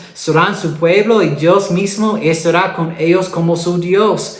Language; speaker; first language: Spanish; non-native, fluent; English